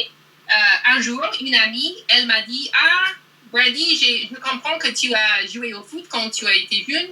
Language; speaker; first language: French; non-native, learner; English